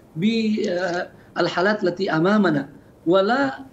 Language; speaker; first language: Arabic; non-native, fluent; Indonesian